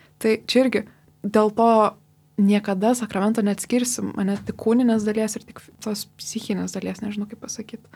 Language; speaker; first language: Lithuanian; native; Lithuanian